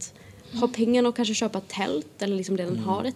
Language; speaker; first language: Swedish; native; Swedish